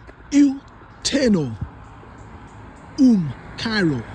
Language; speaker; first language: Portuguese; non-native, learner; English